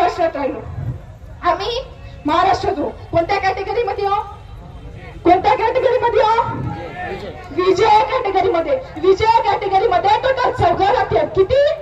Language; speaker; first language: Marathi; non-native, local second language; Lambadi